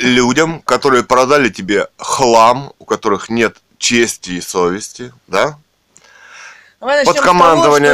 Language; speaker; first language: Russian; native; Russian